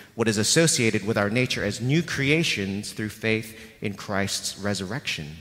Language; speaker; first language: English; non-native, local second language; Cantonese